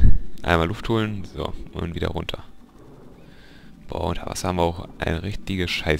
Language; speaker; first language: German; native; German